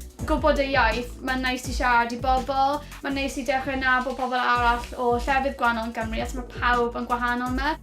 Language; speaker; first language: Welsh; native; Welsh